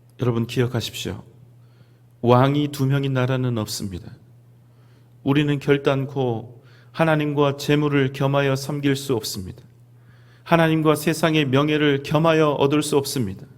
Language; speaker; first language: Korean; native; Korean